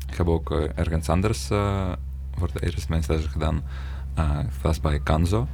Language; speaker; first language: Dutch; non-native, learner; Ukrainian